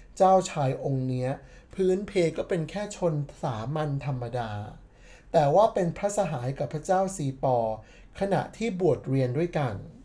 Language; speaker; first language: Thai; native; Thai